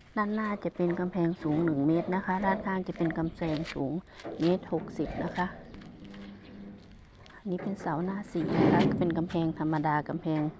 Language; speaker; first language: Thai; native; Thai